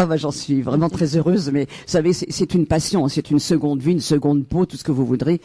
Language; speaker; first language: French; native; French